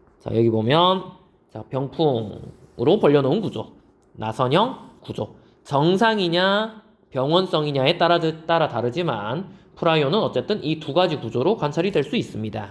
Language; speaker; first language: Korean; native; Korean